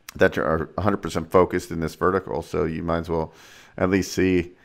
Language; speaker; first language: English; native; English